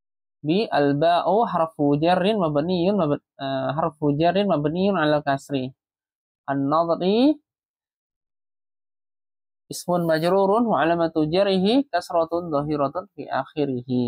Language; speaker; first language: Arabic; non-native, fluent; Indonesian